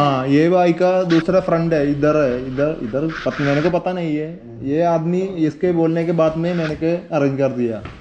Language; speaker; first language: Hindi; non-native, learner; Malayalam